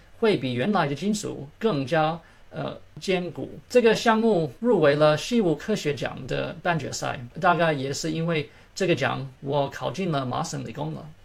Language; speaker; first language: Chinese; early bilingual, heritage; Chinese